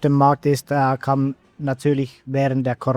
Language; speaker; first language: German; non-native, fluent; Finnish